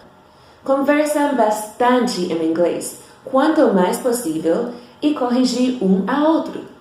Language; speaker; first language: Portuguese; non-native, fluent; English